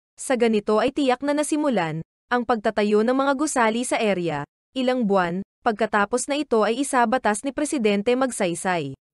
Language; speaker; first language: Filipino; native; Filipino